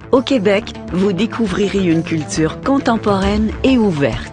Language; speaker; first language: French; native; French